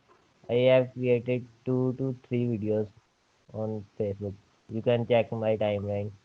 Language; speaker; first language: English; non-native, learner; Urdu